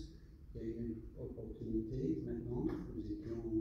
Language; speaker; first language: French; non-native, fluent; English